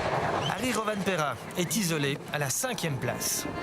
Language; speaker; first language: French; native; French